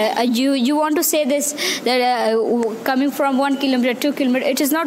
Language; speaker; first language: English; non-native, learner; Hindi